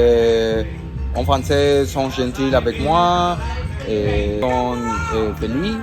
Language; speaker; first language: French; non-native, learner; Spanish